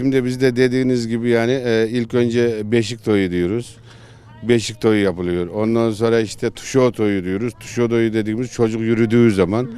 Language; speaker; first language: Turkish; non-native, local second language; Kyrgyz